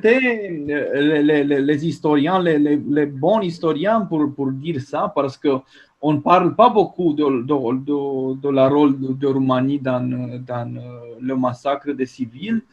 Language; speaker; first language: French; non-native, fluent; Romanian